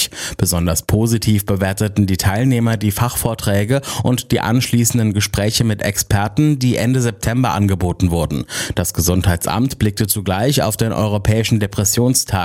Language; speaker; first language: German; native; German